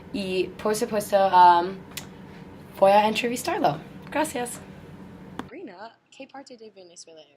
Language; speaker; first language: Spanish; non-native, learner; English